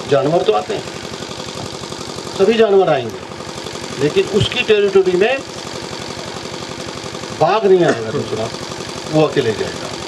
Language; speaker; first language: Hindi; native; Hindi